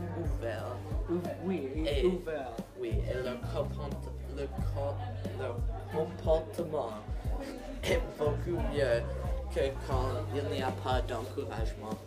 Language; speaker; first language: French; non-native, learner; English